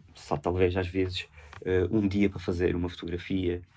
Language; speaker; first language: Portuguese; native; Portuguese